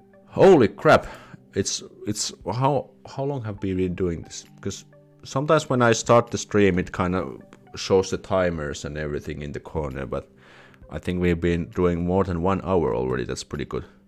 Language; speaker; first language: English; non-native, fluent; Finnish